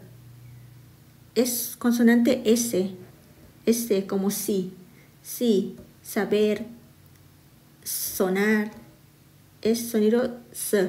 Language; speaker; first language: Spanish; non-native, fluent; Thai